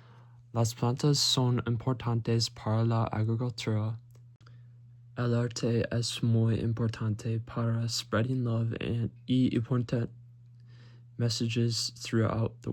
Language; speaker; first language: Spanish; non-native, learner; English